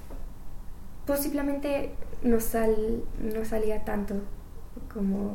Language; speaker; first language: Spanish; non-native, learner; English